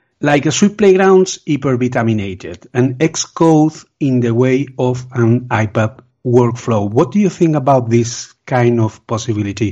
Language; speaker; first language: English; non-native, fluent; Spanish